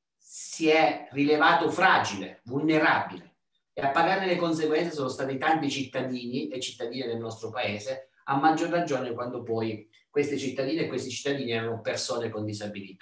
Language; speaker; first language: Italian; native; Italian